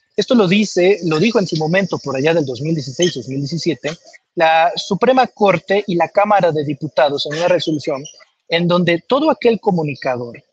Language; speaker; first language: Spanish; native; Spanish